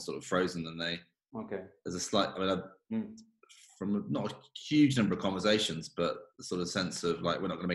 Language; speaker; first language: English; native; English